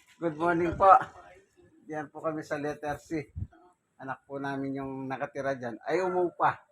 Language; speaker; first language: Filipino; non-native, local second language; Pampanga